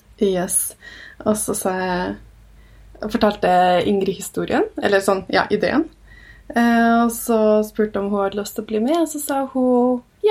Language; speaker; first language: Norwegian; early bilingual, other home language; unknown